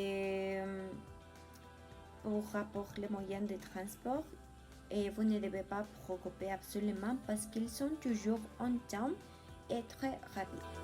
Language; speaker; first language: French; non-native, learner; Spanish